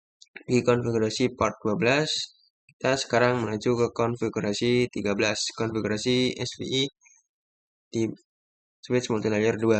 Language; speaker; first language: Indonesian; native; Indonesian